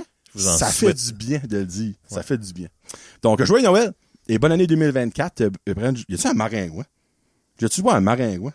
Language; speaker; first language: French; native; French